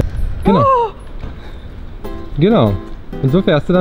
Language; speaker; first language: German; native; German